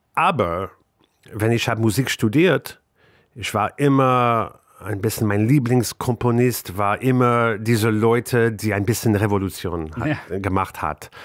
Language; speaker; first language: German; non-native, learner; English